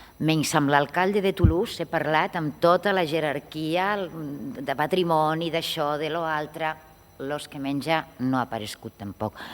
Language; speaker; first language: Catalan; non-native, local second language; Spanish